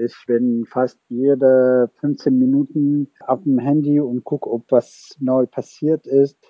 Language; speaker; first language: German; non-native, fluent; Arabic